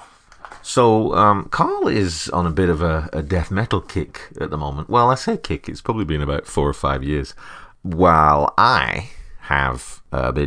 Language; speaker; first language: English; native; English